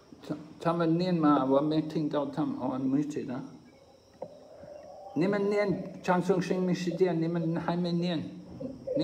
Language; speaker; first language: Chinese; non-native, fluent; English